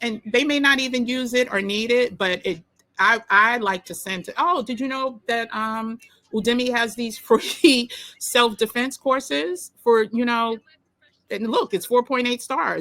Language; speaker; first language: English; native; English